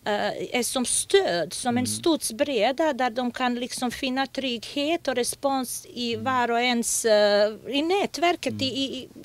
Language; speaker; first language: Swedish; non-native, fluent; Bosnian